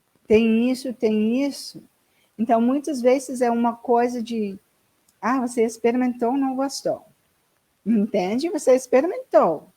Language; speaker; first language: Portuguese; non-native, learner; English